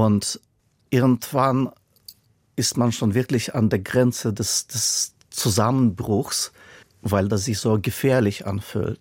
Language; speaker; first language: German; non-native, fluent; Russian